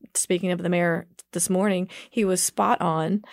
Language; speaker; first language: English; native; English